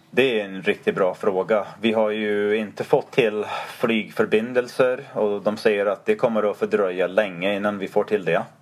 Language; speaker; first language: Swedish; non-native, fluent; English